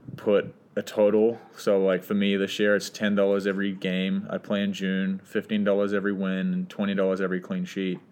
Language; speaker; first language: English; native; English